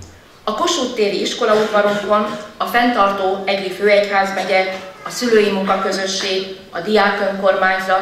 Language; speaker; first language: Hungarian; native; Hungarian